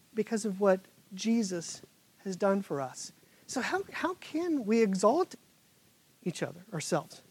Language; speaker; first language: English; native; English